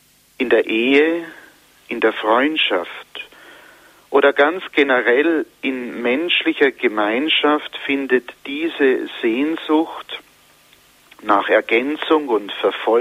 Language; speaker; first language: German; native; German